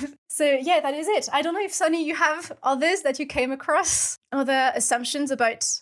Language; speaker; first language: English; non-native, fluent; French